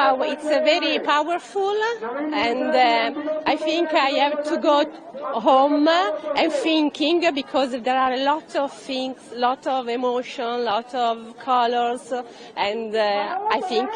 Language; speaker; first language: English; non-native, learner; Italian